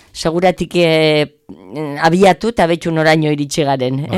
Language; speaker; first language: Basque; native; Basque